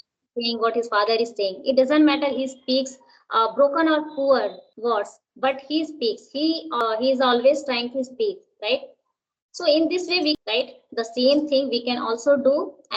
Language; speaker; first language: English; non-native, local second language; Hindi